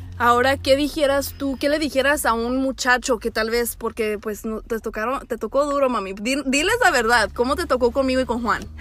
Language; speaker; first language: Spanish; early bilingual, heritage; Spanish